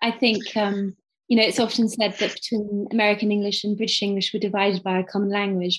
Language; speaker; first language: English; native; English